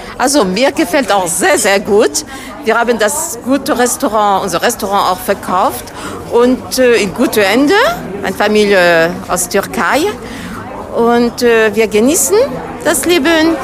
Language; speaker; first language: German; non-native, fluent; Turkish